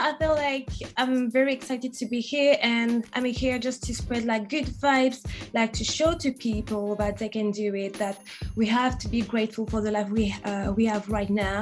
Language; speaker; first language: English; non-native, fluent; French